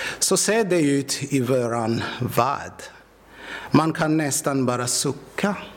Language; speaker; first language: Swedish; non-native, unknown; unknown